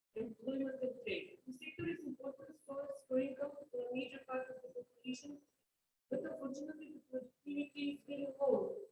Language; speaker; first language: English; non-native, fluent; Macedonian